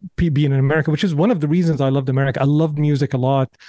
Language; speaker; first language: English; non-native, fluent; Arabic